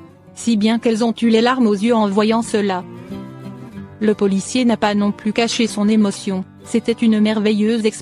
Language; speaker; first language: French; native; French